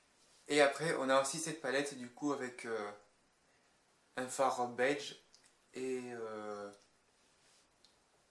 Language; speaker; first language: French; native; French